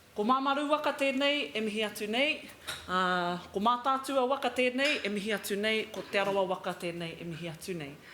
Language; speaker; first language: Māori; non-native, local second language; English